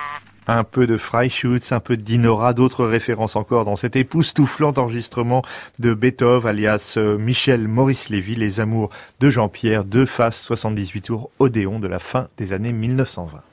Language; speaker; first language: French; native; French